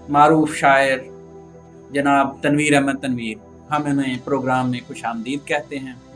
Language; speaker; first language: Urdu; non-native, local second language; Punjabi